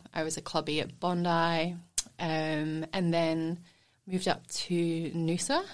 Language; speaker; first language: English; native; English